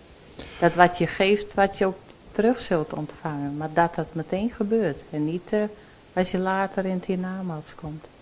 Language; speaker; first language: Dutch; native; Dutch